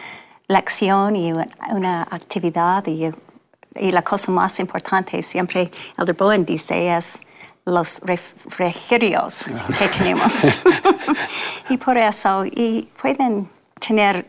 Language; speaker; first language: Spanish; non-native, fluent; English